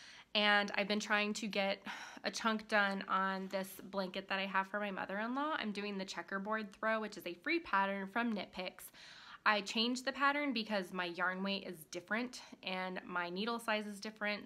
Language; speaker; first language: English; native; English